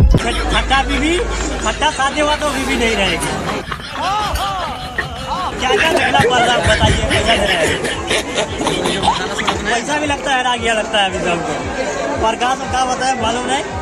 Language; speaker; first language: Hindi; native; Hindi